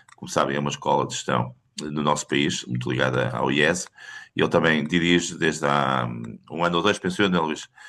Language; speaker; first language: Portuguese; native; Portuguese